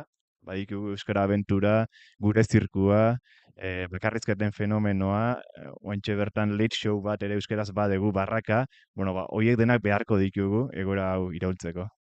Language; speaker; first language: Basque; native; Basque